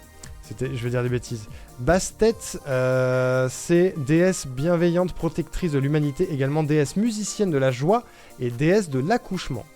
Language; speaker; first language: French; native; French